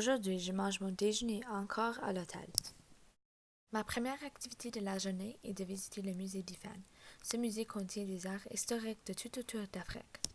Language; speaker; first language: French; non-native, learner; English